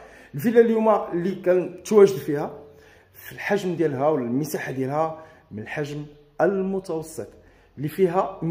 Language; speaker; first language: Arabic; native; Arabic